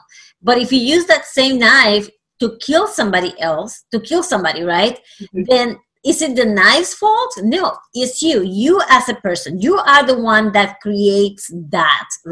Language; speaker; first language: English; non-native, fluent; Spanish